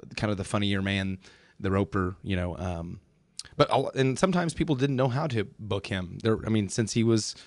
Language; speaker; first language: English; early bilingual, other home language; German